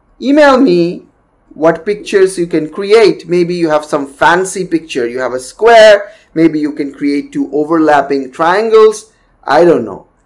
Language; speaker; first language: English; non-native, local second language; Bangla